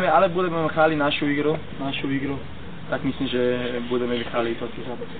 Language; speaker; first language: Slovak; non-native, learner; Croatian